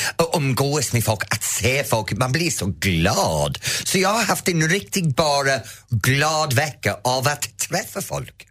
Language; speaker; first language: Swedish; non-native, fluent; English